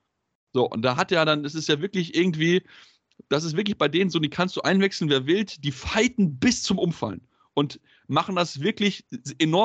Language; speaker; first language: German; native; German